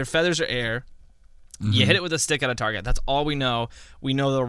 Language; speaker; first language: English; native; English